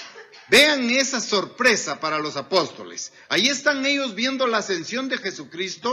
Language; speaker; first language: Spanish; native; Spanish